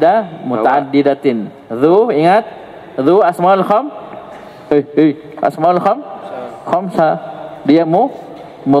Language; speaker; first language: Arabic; non-native, fluent; Indonesian